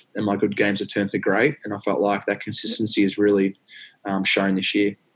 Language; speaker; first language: English; native; English